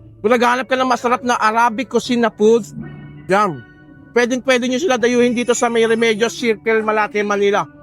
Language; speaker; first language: Filipino; native; Filipino